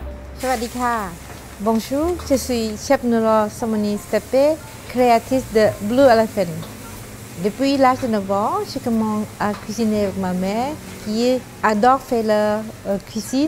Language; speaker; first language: French; non-native, fluent; Thai